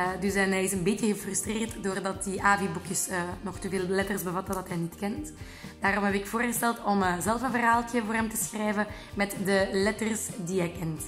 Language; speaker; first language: Dutch; native; Dutch